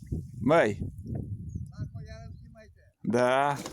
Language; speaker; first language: Russian; native; Russian